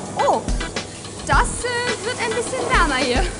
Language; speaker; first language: German; native; German